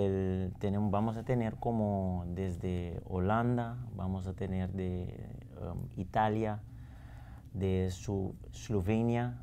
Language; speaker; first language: Spanish; non-native, fluent; Papiamento